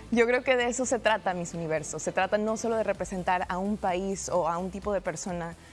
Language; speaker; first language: Spanish; early bilingual, heritage; Spanish